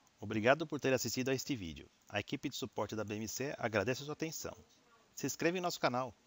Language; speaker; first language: Portuguese; native; Portuguese